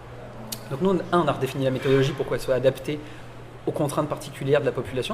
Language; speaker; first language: French; native; French